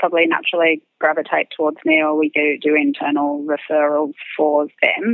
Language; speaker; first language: English; native; English